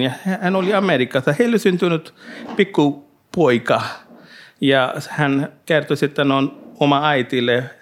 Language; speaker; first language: Finnish; non-native, learner; Hindi